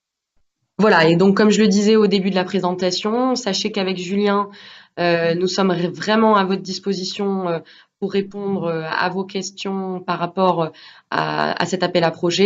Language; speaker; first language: French; native; French